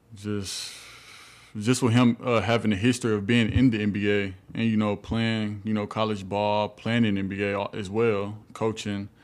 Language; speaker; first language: English; native; English